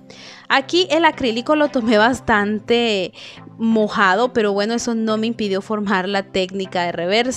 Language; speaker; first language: Spanish; native; Spanish